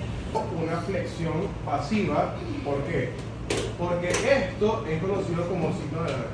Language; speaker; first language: Spanish; native; Spanish